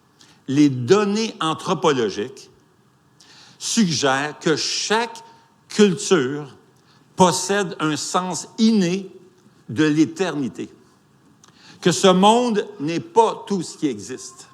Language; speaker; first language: French; native; French